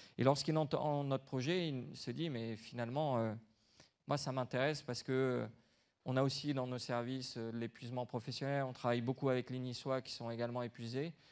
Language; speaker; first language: French; native; French